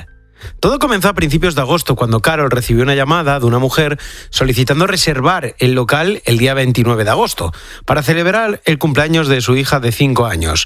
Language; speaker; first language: Spanish; native; Spanish